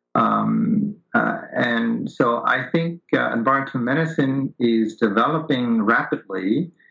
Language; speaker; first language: English; early bilingual, other home language; Vietnamese